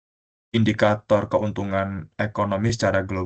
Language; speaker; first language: Indonesian; native; Indonesian